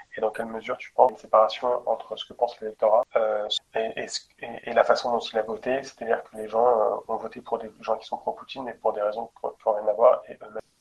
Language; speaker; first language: French; native; French